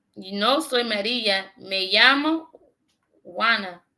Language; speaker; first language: Spanish; non-native, learner; English